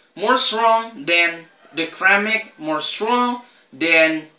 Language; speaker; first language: English; non-native, learner; Indonesian